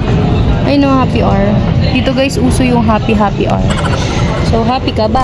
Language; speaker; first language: Filipino; native; Filipino